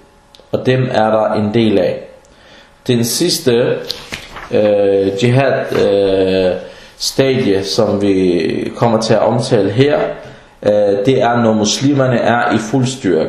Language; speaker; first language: Danish; early bilingual, other home language; Arabic